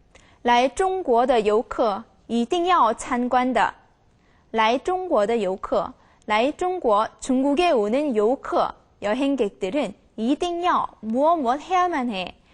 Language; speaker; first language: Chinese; non-native, fluent; Korean